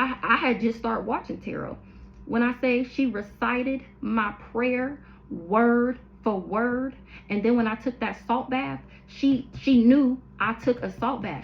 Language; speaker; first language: English; native; English